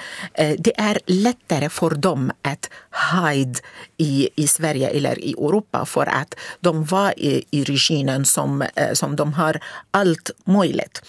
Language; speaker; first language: Swedish; non-native, fluent; Arabic